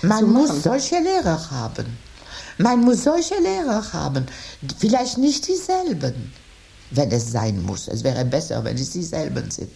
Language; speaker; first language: German; non-native, fluent; French